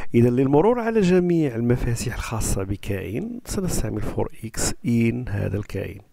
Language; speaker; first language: French; non-native, local second language; Arabic